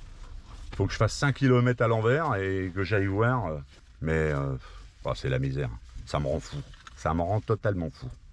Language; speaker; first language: French; native; French